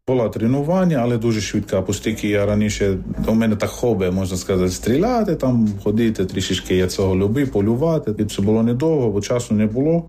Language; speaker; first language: Ukrainian; non-native, fluent; Arabic